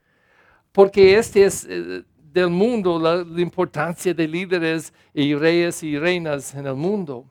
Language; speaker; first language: Spanish; non-native, fluent; English